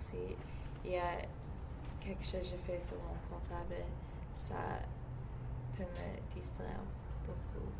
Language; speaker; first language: French; non-native, learner; English